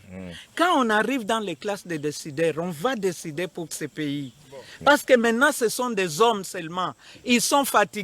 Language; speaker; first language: French; non-native, local second language; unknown